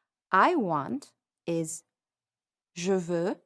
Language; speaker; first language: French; non-native, fluent; English